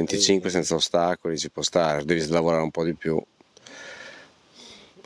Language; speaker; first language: Italian; native; Italian